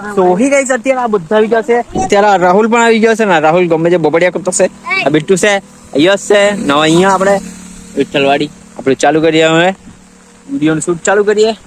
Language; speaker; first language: Gujarati; native; Gujarati